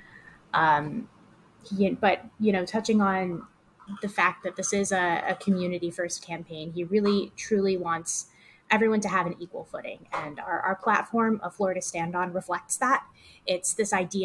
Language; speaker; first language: English; native; English